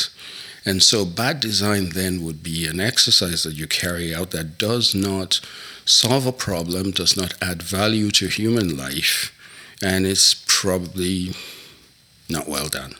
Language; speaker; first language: English; non-native, local second language; Yoruba